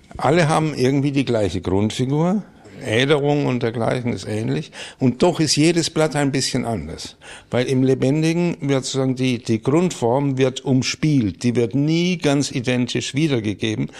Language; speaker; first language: German; native; German